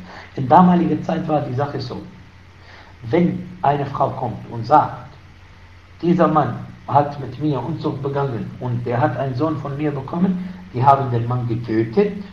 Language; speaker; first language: German; non-native, fluent; Arabic